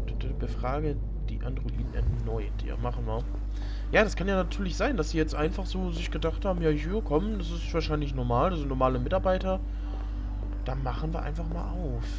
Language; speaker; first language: German; native; German